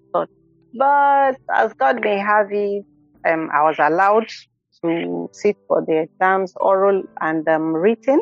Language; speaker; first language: English; non-native, local second language; Igbo